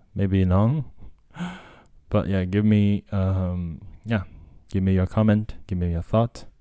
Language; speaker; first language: English; non-native, fluent; Japanese